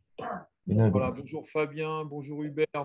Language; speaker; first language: French; native; French